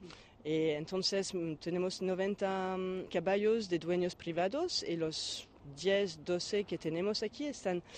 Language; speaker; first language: Spanish; non-native, fluent; French